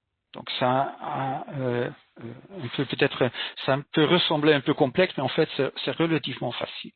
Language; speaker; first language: French; non-native, fluent; Dutch